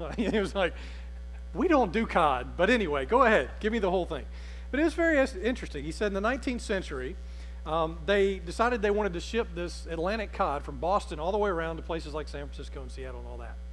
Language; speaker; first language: English; native; English